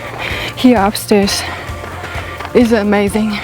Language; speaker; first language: English; non-native, learner; German